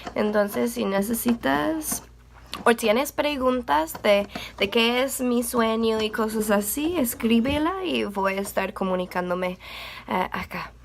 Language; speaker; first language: Spanish; non-native, learner; English